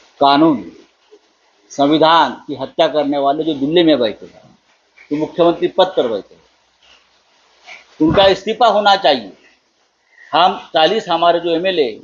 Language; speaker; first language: Hindi; non-native, local second language; Marathi